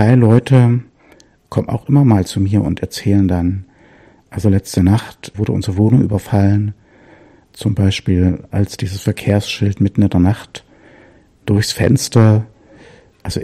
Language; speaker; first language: German; native; German